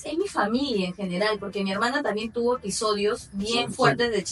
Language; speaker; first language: Spanish; native; Spanish